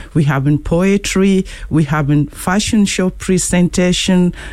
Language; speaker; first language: German; non-native, learner; Luo (Kenya and Tanzania)